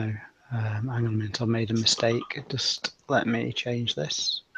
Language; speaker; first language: English; native; English